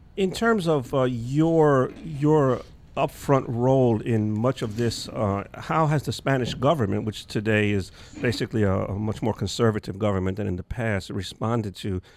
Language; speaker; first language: English; native; English